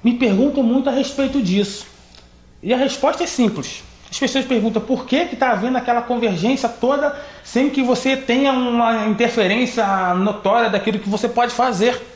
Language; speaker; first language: Portuguese; native; Portuguese